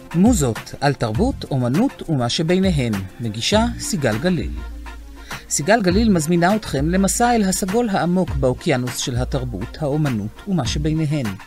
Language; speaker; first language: Hebrew; native; Hebrew